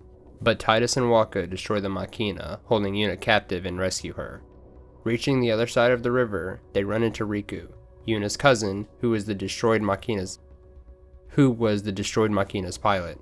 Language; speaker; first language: English; native; English